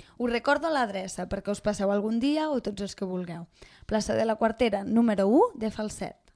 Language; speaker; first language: Catalan; non-native, local second language; Spanish